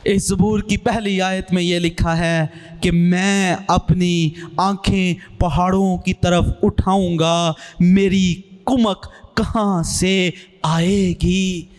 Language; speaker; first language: Urdu; non-native, local second language; Punjabi